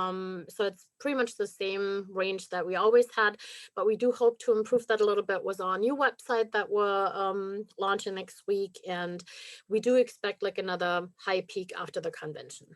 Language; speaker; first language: English; non-native, fluent; German